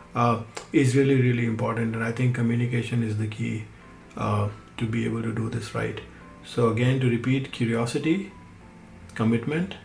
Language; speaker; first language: English; non-native, local second language; Hindi